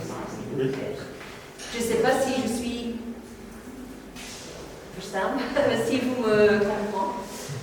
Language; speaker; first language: French; non-native, local second language; Dutch